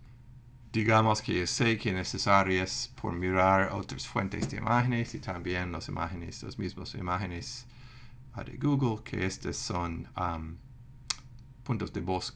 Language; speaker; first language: Spanish; non-native, fluent; English